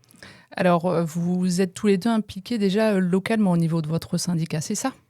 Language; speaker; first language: French; native; French